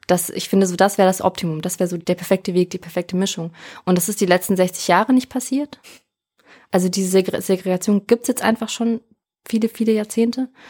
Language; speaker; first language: German; early bilingual, other home language; Russian